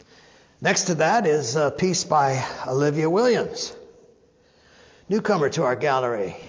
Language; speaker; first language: English; native; English